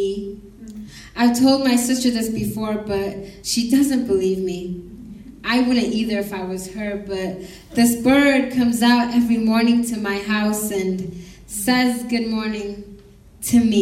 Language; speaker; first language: English; non-native, local second language; Kinyarwanda